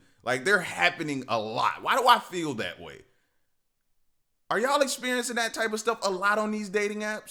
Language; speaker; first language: English; native; English